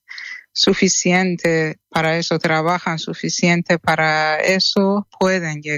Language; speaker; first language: Spanish; non-native, learner; Persian